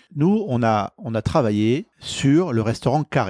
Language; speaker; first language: French; native; French